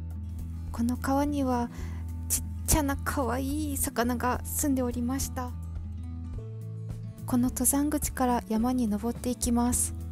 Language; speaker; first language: Japanese; non-native, fluent; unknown